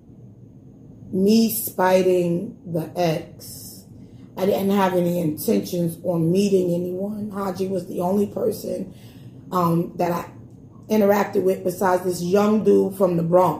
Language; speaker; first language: English; native; English